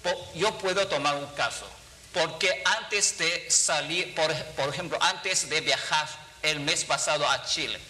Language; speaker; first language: Spanish; non-native, fluent; Chinese